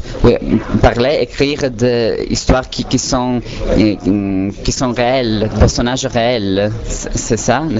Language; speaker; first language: French; non-native, learner; Italian